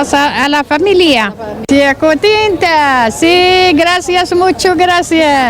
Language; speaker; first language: Spanish; non-native, learner; Arabic